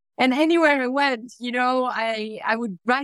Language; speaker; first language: English; non-native, fluent; Bulgarian